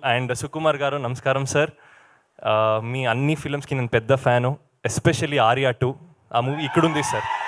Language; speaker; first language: Telugu; non-native, learner; Kannada